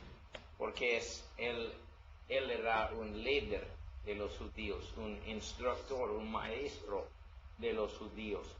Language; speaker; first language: Spanish; non-native, learner; English